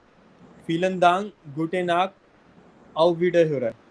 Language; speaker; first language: German; non-native, fluent; Hindi